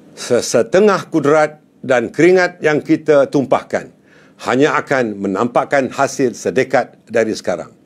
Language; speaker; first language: Malay; native; Malay